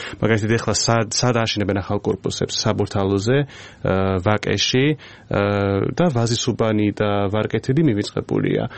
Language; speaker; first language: Georgian; non-native, fluent; English